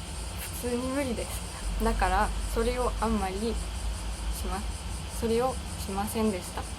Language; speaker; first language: Japanese; non-native, learner; German